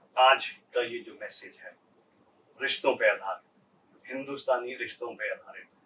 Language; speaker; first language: Hindi; native; Hindi